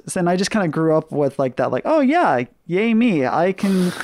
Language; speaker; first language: English; native; English